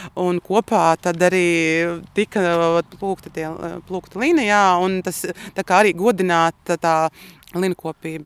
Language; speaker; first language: Latvian; native; Latvian